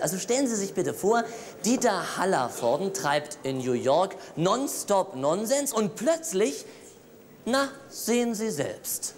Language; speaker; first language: German; native; German